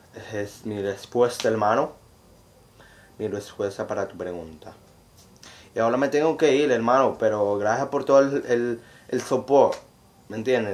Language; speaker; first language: Spanish; early bilingual, heritage; Spanish